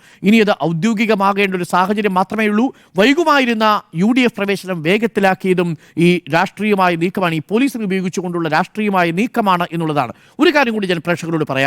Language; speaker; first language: Malayalam; native; Malayalam